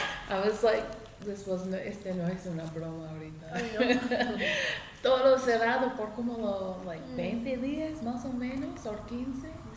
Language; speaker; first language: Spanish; non-native, learner; English